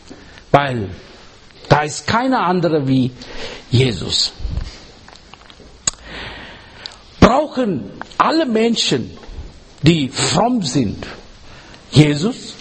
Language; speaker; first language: German; non-native, learner; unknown